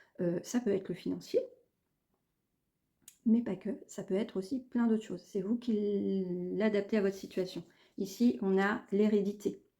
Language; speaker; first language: French; native; French